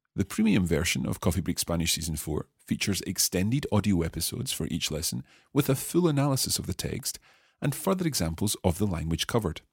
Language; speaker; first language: English; native; English